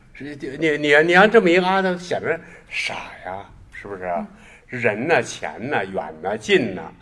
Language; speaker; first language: Chinese; native; Chinese